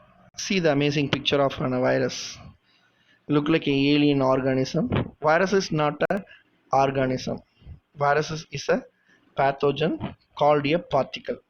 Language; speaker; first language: English; non-native, local second language; Tamil